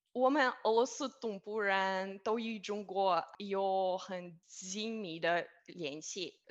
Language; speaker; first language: Chinese; non-native, fluent; Russian